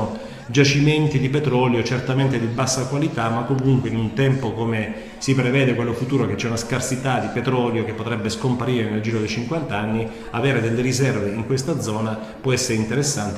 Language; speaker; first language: Italian; native; Italian